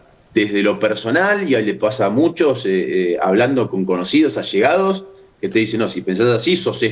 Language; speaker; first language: Spanish; native; Spanish